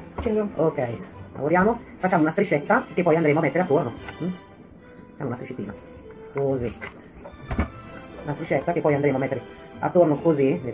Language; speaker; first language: Italian; native; Italian